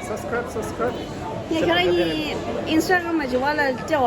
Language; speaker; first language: Hindi; non-native, learner; Tibetan